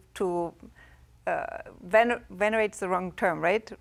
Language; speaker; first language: English; non-native, fluent; German